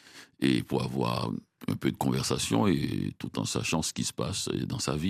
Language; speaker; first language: French; non-native, local second language; Haitian Creole